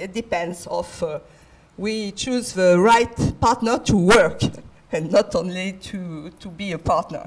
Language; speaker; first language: English; non-native, fluent; French